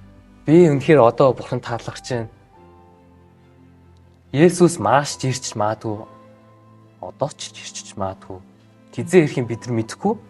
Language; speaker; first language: Mongolian; early bilingual, heritage; Mongolian